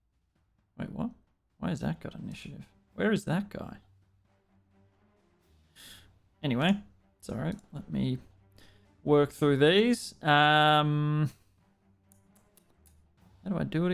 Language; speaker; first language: English; native; English